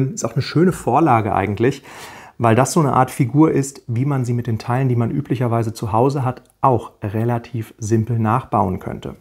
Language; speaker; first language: German; native; German